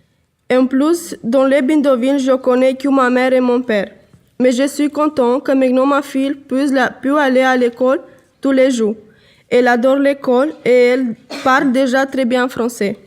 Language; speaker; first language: French; non-native, learner; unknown